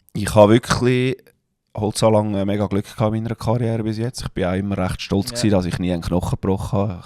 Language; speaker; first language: German; native; German